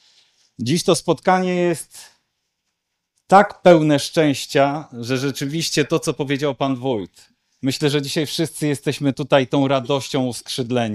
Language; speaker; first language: Polish; native; Polish